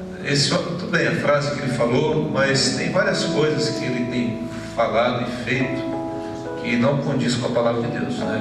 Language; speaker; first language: Portuguese; native; Portuguese